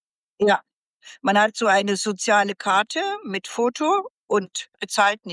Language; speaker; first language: German; native; German